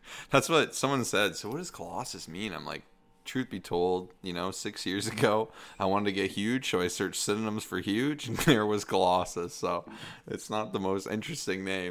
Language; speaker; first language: English; native; English